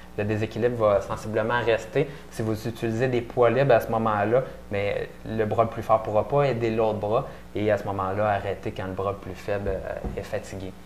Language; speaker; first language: French; native; French